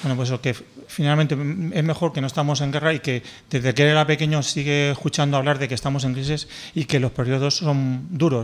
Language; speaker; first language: Spanish; native; Spanish